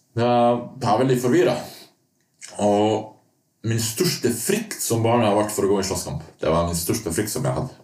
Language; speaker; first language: Norwegian; non-native, fluent; Bosnian